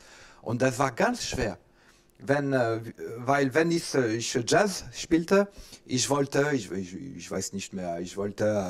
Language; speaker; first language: German; non-native, learner; French